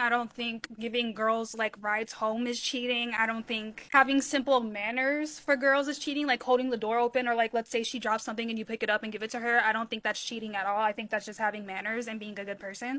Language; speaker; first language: English; native; English